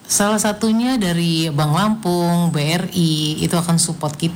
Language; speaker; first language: Indonesian; native; Indonesian